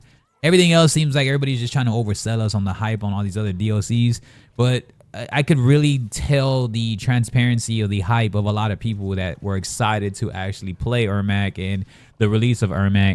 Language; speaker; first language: English; native; English